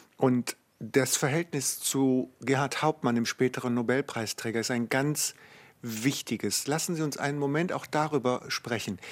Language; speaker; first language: German; native; German